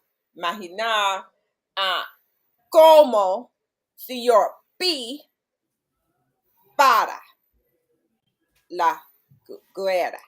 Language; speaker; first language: Spanish; non-native, learner; English